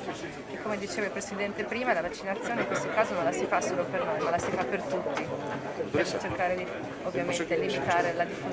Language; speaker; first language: Italian; native; Italian